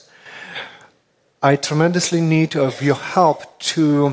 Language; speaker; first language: English; non-native, fluent; Russian